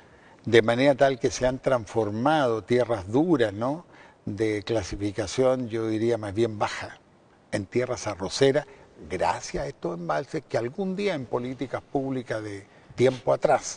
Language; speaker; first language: Spanish; native; Spanish